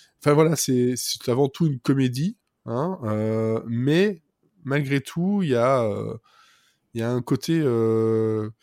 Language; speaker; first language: French; native; French